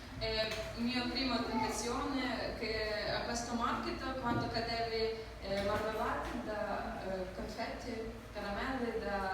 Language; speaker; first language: Italian; non-native, learner; Ukrainian